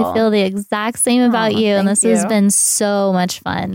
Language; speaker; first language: English; native; English